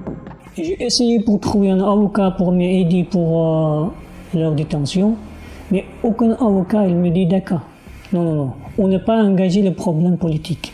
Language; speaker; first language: French; non-native, learner; Uyghur